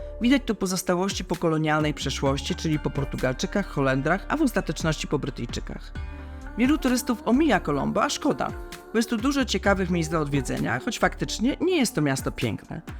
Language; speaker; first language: Polish; native; Polish